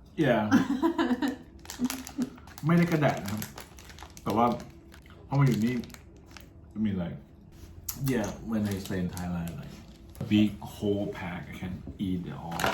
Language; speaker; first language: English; non-native, learner; Thai